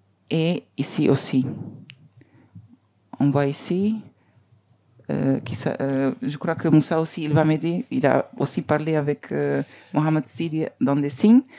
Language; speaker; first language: French; non-native, learner; Spanish